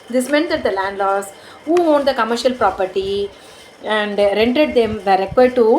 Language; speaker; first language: English; non-native, local second language; Tamil